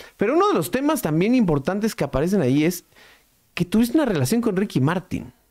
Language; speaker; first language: Spanish; native; Spanish